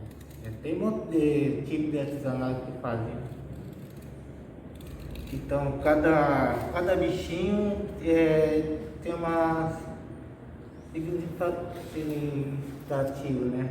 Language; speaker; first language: Portuguese; non-native, local second language; Guarani